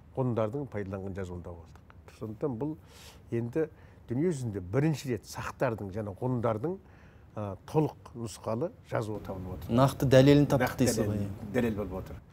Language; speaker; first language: Kazakh; native; Kazakh